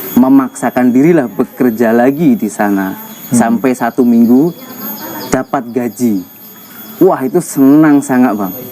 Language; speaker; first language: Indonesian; native; Indonesian